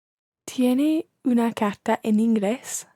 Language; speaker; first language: Spanish; non-native, learner; English